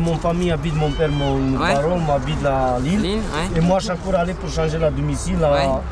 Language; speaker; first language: French; non-native, learner; Romanian